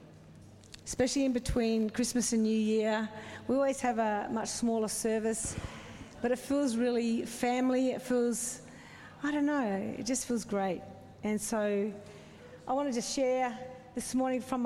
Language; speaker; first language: English; native; English